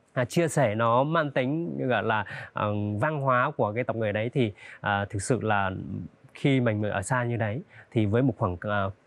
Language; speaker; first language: Vietnamese; non-native, local second language; Hmong